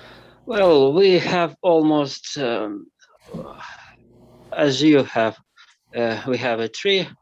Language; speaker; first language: English; non-native, learner; Russian